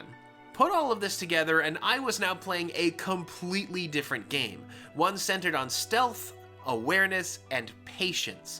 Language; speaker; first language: English; native; English